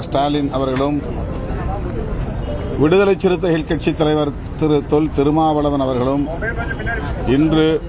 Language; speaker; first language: Tamil; native; Tamil